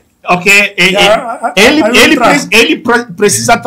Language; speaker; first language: Portuguese; non-native, fluent; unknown